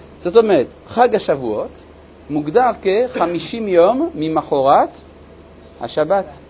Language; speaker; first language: Hebrew; non-native, fluent; French